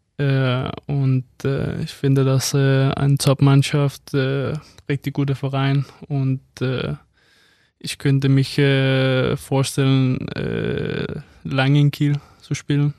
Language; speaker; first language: German; non-native, fluent; Danish